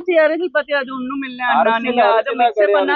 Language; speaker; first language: Tamil; non-native, local second language; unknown